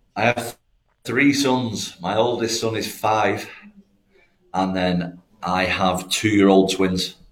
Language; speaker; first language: English; native; English